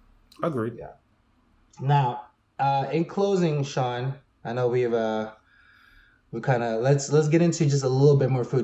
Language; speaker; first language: English; native; English